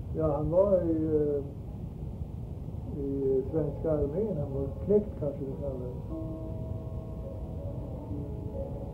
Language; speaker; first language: Swedish; early bilingual, heritage; Swedish